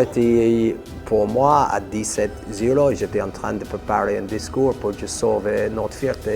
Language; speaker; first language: French; non-native, fluent; English